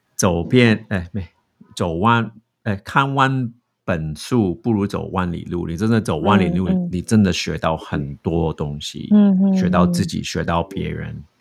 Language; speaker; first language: Chinese; non-native, fluent; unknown